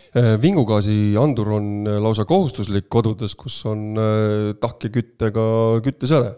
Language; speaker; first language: Estonian; native; Estonian